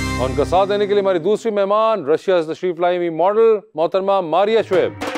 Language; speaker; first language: Urdu; non-native, local second language; Punjabi